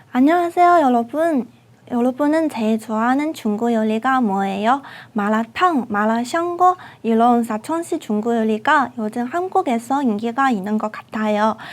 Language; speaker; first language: Korean; non-native, fluent; Chinese